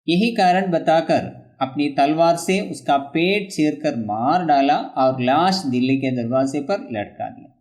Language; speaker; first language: Hindi; non-native, local second language; Malayalam